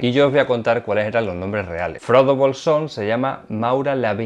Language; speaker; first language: Spanish; native; Spanish